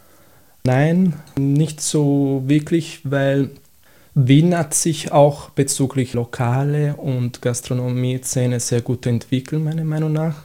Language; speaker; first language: German; non-native, fluent; Italian